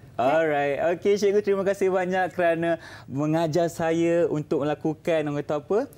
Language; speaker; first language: Malay; native; Malay